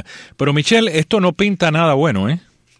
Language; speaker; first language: Spanish; native; Spanish